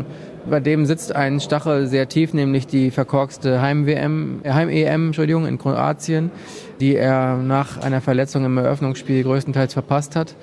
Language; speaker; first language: German; native; German